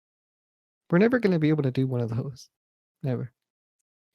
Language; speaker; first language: English; native; English